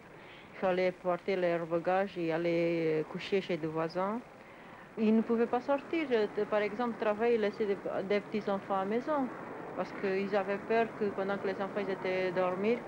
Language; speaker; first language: French; non-native, fluent; Portuguese